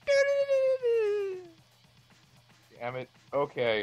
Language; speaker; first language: English; native; English